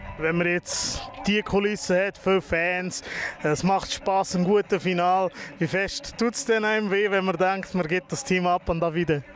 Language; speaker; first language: German; native; German